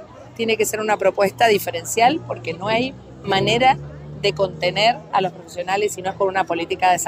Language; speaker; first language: Spanish; native; Spanish